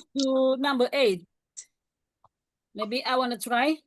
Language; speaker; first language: English; non-native, learner; Indonesian